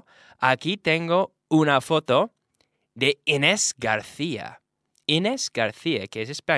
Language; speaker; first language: Spanish; non-native, fluent; English